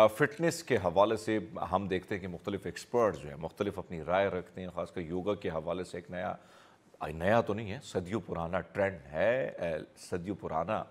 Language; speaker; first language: Urdu; non-native, local second language; Punjabi